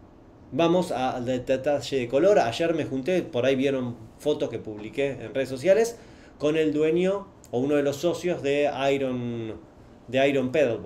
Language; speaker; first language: Spanish; native; Spanish